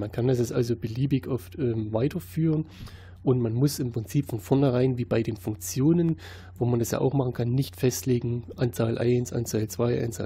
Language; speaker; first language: German; native; German